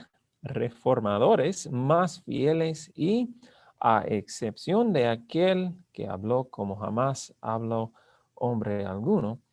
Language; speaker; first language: Spanish; non-native, learner; English